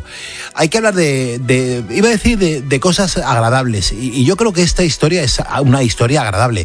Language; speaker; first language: Spanish; native; Spanish